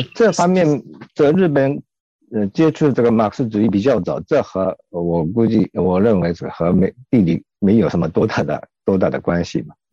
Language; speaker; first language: Chinese; non-native, fluent; Japanese